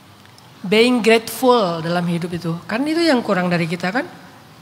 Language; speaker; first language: Indonesian; native; Indonesian